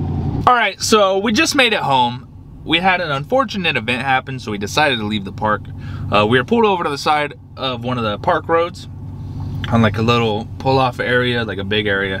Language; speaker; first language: English; native; English